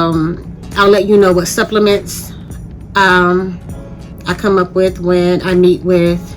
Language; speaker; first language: English; native; English